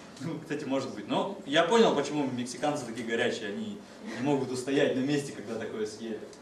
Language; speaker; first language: Russian; native; Russian